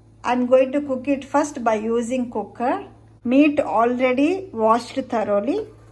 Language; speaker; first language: English; non-native, local second language; Telugu